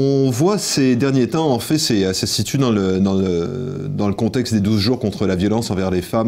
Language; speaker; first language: French; native; French